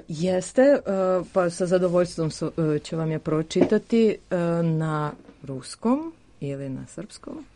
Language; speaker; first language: Serbian; non-native, fluent; Russian